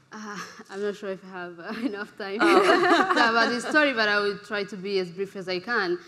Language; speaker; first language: English; non-native, local second language; Kinyarwanda